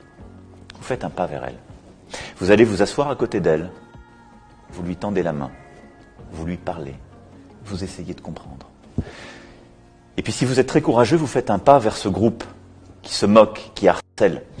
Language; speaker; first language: French; native; French